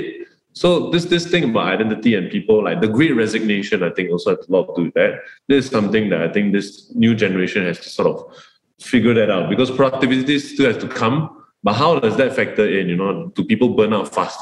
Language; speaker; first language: English; non-native, local second language; Chinese